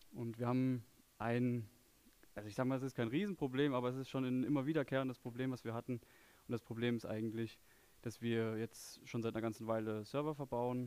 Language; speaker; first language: German; native; German